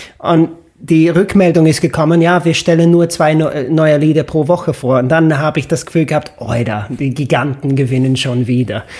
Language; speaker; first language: German; non-native, fluent; English